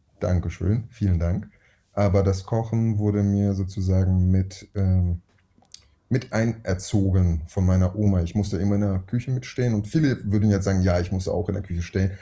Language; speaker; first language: German; early bilingual, other home language; Russian